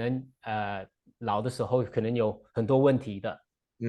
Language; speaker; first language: Chinese; non-native, fluent; English